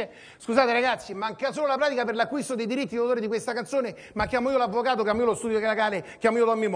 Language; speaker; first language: Italian; native; Italian